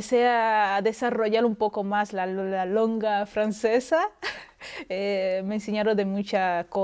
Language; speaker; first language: Spanish; non-native, local second language; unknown